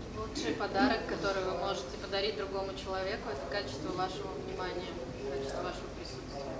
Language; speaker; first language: Russian; native; Russian